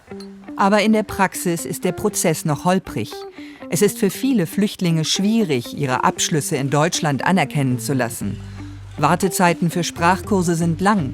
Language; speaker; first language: German; native; German